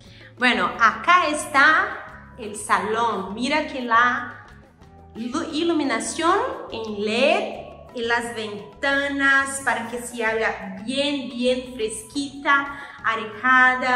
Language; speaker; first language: Spanish; non-native, learner; Portuguese